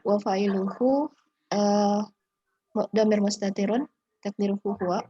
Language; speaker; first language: Arabic; non-native, learner; Indonesian